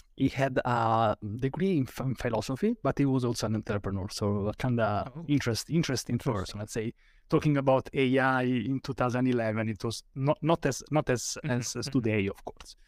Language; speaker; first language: English; non-native, fluent; Italian